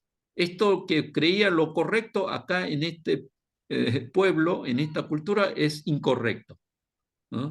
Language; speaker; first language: Spanish; non-native, fluent; Korean